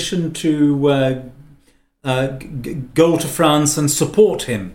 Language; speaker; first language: English; native; English